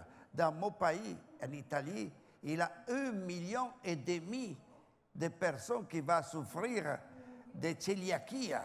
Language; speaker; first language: French; non-native, learner; Italian